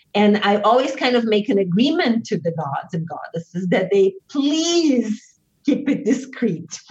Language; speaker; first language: English; non-native, fluent; Portuguese